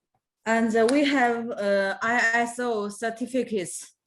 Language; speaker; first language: English; non-native, fluent; Chinese